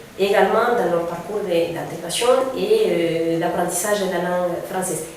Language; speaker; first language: French; non-native, fluent; Spanish